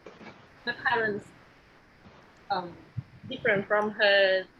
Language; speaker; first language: English; non-native, learner; Vietnamese